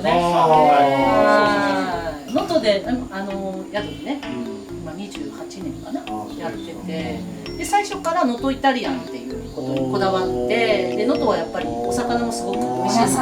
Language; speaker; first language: Japanese; native; Japanese